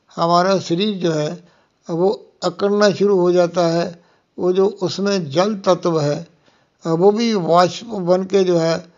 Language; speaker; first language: Hindi; non-native, local second language; Punjabi